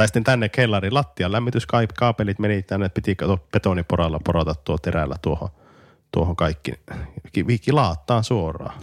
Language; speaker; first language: Finnish; native; Finnish